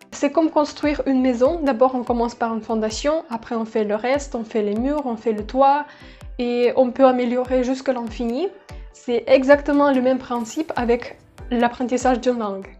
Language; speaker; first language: French; non-native, fluent; Russian